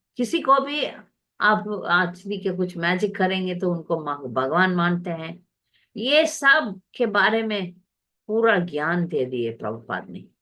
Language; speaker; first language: Hindi; non-native, local second language; Tamil